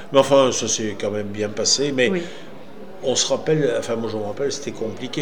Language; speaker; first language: French; native; French